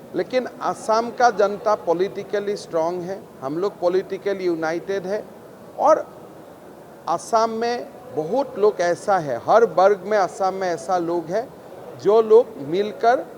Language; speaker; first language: Hindi; non-native, local second language; Assamese